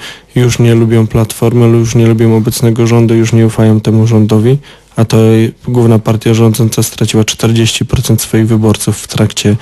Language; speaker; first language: Polish; native; Polish